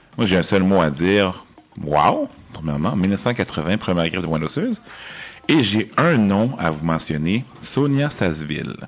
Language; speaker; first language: French; native; French